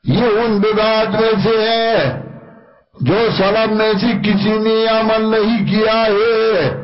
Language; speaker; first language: Urdu; non-native, local second language; Pashto